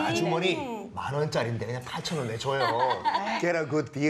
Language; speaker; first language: Korean; native; Korean